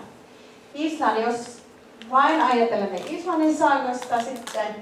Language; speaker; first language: Finnish; non-native, fluent; Icelandic